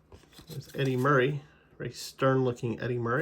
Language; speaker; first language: English; native; English